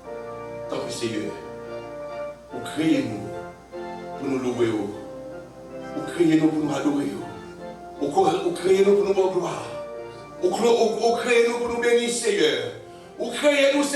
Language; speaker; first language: French; non-native, local second language; Haitian Creole